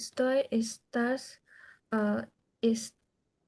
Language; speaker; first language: Spanish; non-native, learner; Bangla